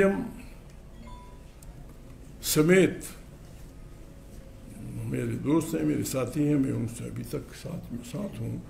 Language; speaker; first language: Urdu; non-native, local second language; Pashto